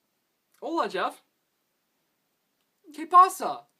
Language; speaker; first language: Spanish; non-native, learner; English